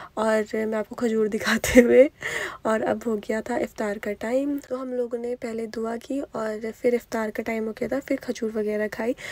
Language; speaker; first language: Hindi; native; Hindi